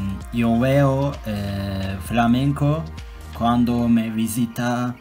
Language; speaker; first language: Spanish; non-native, learner; Turkish